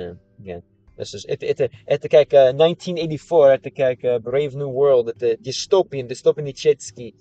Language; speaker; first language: Russian; non-native, learner; English